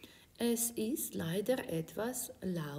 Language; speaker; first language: German; non-native, fluent; Ukrainian